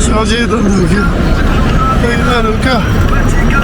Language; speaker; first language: French; native; French